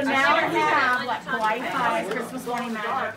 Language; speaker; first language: English; native; English